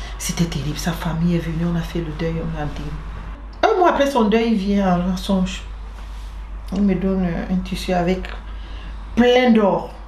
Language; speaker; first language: French; non-native, local second language; Basaa